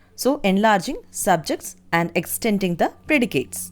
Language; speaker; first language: English; non-native, local second language; Malayalam